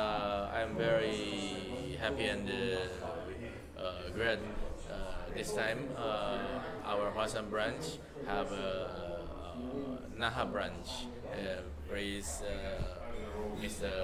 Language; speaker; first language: English; non-native, learner; Japanese